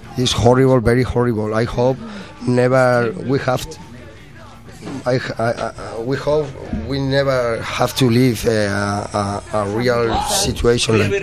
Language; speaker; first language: English; non-native, learner; Spanish